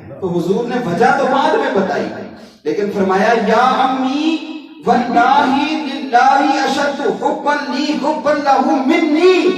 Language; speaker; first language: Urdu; non-native, local second language; Punjabi